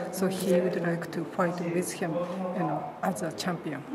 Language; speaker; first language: English; non-native, fluent; Japanese